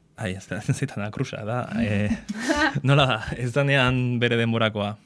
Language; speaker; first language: Basque; non-native, local second language; Spanish